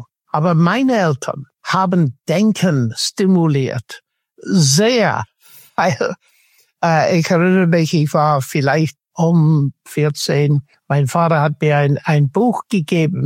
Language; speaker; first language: German; non-native, fluent; English